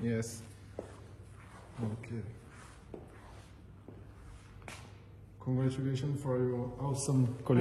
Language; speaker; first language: English; non-native, learner; French